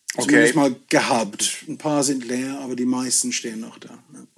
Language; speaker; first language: German; non-native, fluent; English